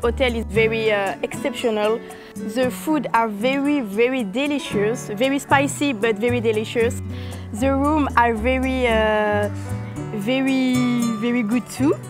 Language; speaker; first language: English; non-native, learner; French